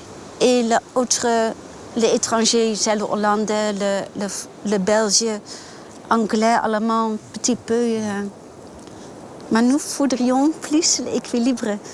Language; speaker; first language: French; non-native, learner; Dutch